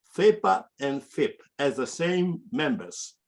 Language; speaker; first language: English; non-native, fluent; Italian